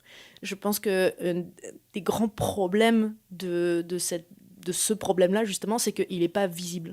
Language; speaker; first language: French; native; French